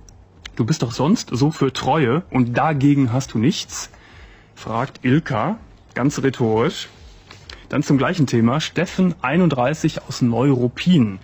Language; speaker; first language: German; native; German